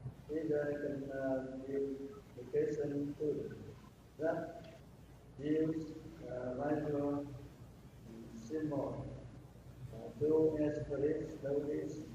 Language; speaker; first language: English; non-native, learner; Vietnamese